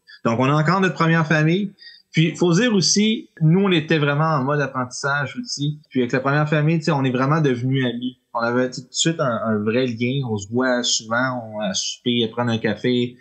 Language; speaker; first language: French; native; French